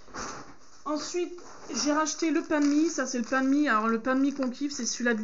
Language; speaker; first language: French; native; French